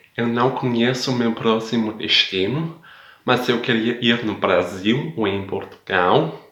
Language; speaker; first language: Portuguese; non-native, learner; Danish